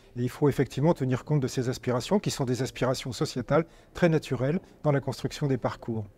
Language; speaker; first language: French; native; French